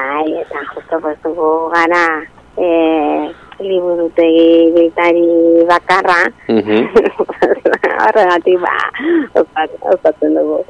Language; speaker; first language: Basque; non-native, local second language; Spanish